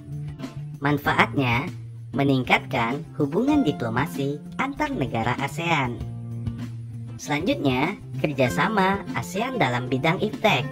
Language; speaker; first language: Indonesian; native; Indonesian